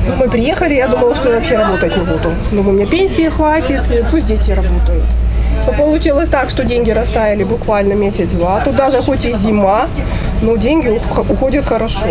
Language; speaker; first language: Russian; native; Russian